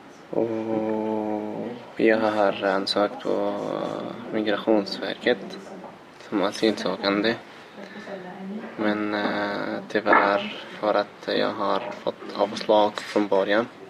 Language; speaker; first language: Swedish; non-native, learner; Arabic